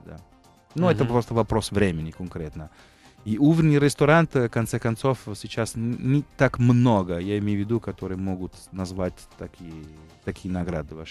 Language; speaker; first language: Russian; non-native, fluent; Italian